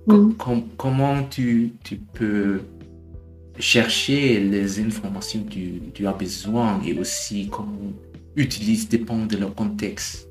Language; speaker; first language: French; non-native, learner; German